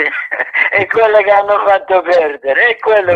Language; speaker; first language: Italian; native; Italian